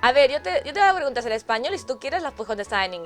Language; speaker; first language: Spanish; native; Spanish